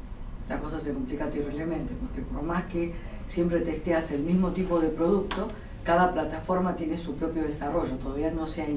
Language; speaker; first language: Spanish; native; Spanish